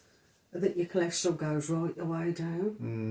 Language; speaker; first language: English; native; English